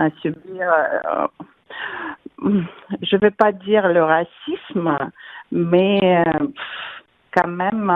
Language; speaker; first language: French; non-native, fluent; Russian